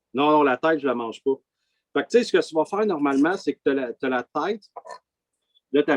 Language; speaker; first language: French; native; French